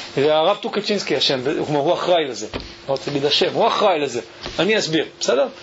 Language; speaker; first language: Hebrew; early bilingual, other home language; English